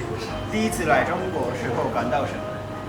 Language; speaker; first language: Chinese; non-native, learner; Japanese